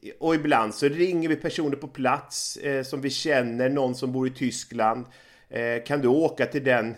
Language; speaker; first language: Swedish; native; Swedish